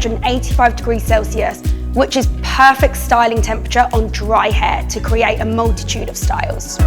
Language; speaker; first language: English; native; English